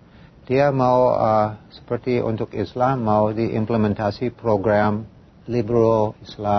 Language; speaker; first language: Indonesian; non-native, fluent; English